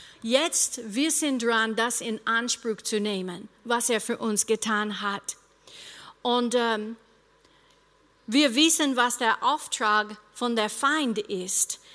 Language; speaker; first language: German; non-native, fluent; English